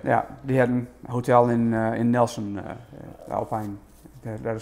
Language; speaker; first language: Dutch; native; Dutch